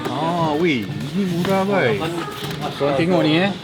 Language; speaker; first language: Malay; native; Malay